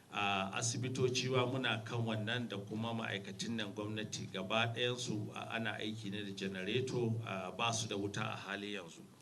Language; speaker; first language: Hausa; native; Hausa